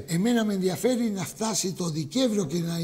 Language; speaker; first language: Greek; early bilingual, heritage; Greek